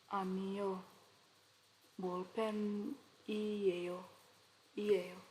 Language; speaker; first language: Korean; non-native, learner; Indonesian